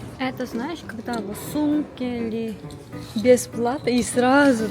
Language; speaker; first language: Russian; non-native, learner; Korean